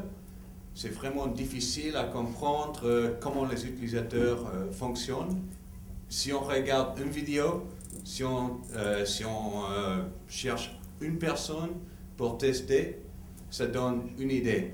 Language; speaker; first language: French; non-native, fluent; English